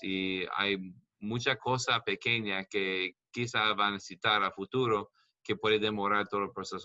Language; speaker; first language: Spanish; non-native, learner; English